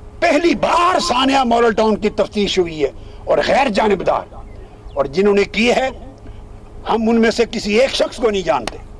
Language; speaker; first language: Urdu; non-native, local second language; Punjabi